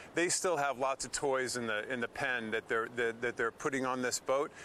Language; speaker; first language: English; native; English